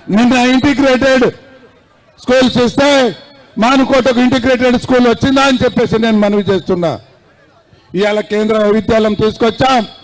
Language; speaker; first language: Telugu; non-native, local second language; Lambadi